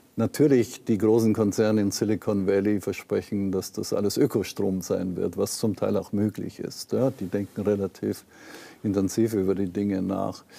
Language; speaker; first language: German; native; German